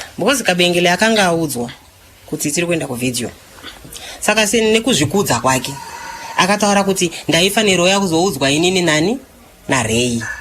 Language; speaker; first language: Shona; non-native, fluent; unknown